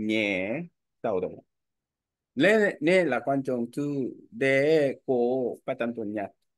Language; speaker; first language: Vietnamese; non-native, learner; Korean